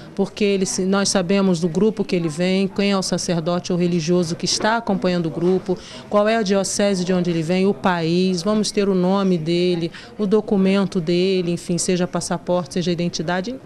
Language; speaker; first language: Portuguese; native; Portuguese